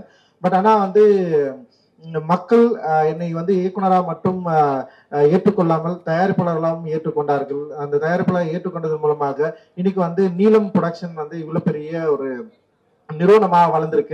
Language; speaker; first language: Tamil; native; Tamil